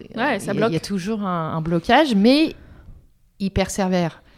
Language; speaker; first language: French; non-native, fluent; English